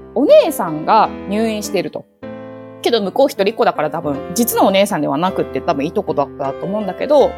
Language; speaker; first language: Japanese; native; Japanese